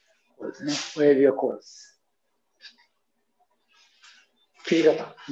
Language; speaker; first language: Japanese; native; Japanese